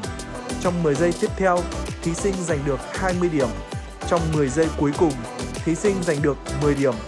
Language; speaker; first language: Vietnamese; native; Vietnamese